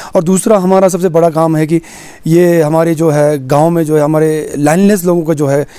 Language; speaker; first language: Hindi; native; Hindi